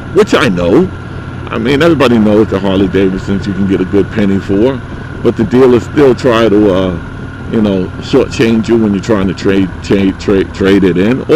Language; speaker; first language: English; native; English